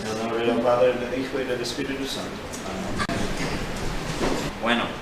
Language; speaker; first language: Spanish; non-native, fluent; English